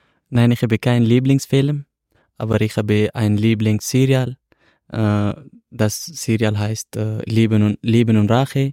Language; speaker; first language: German; non-native, learner; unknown